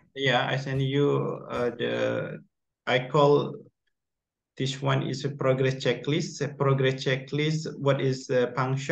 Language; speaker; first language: English; non-native, learner; Indonesian